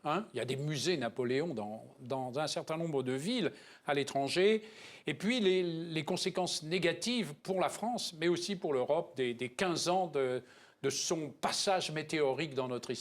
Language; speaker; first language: French; native; French